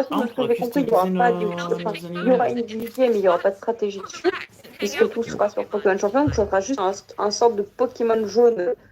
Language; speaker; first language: French; native; French